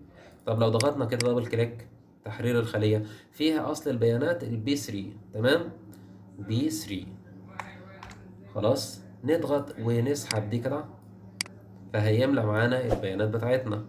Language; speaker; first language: Arabic; native; Arabic